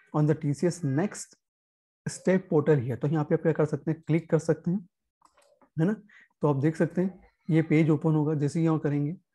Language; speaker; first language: Hindi; native; Hindi